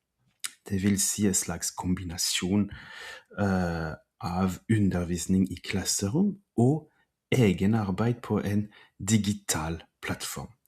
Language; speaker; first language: Norwegian; non-native, fluent; French